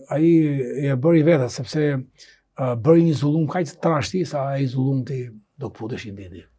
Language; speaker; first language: Albanian; native; Albanian